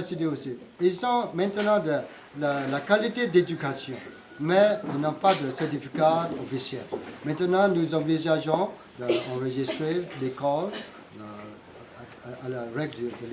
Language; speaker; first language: French; non-native, learner; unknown